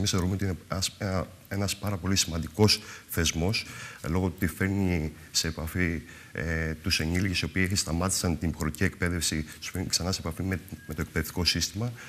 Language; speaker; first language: Greek; native; Greek